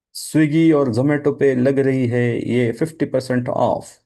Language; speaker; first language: Hindi; non-native, local second language; Marathi